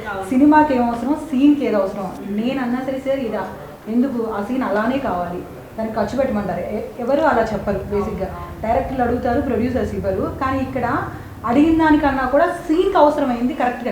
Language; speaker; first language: Telugu; native; Telugu